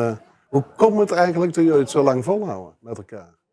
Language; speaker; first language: Dutch; native; Dutch